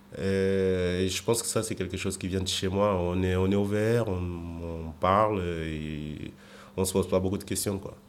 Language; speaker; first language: French; non-native, fluent; Portuguese